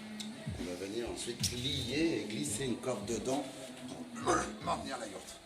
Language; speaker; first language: French; native; French